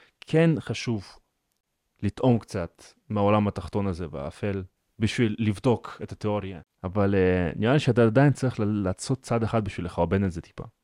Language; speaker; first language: Hebrew; native; Hebrew